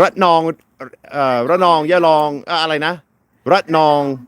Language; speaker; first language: Thai; non-native, fluent; English